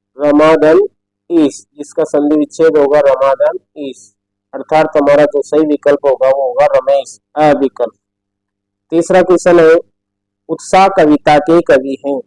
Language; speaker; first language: Hindi; native; Hindi